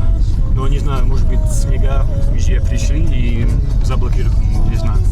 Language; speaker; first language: Russian; non-native, learner; English